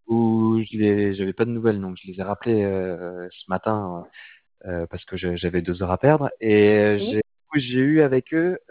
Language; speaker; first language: French; native; French